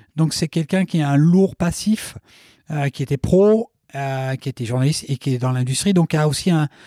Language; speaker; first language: French; native; French